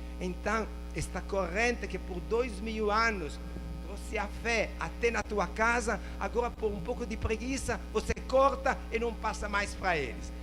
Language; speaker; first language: Portuguese; non-native, fluent; Italian